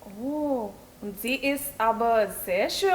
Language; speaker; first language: German; non-native, learner; Hindi